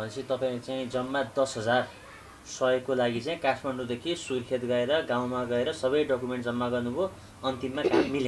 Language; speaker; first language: Nepali; native; Nepali